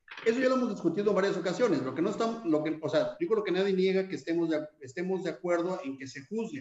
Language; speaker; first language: Spanish; native; Spanish